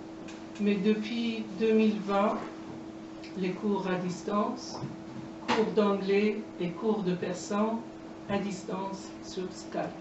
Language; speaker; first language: French; non-native, fluent; Persian